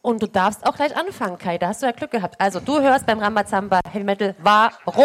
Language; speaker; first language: German; native; German